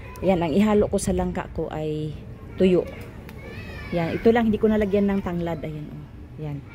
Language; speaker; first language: Filipino; non-native, local second language; Cebuano